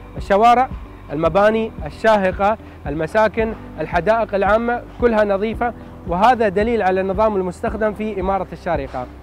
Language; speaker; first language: Arabic; native; Arabic